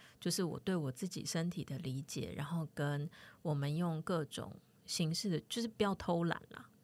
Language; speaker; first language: Chinese; native; Chinese